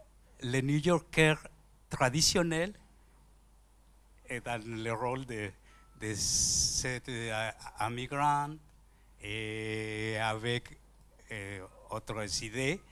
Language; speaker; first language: French; non-native, learner; Spanish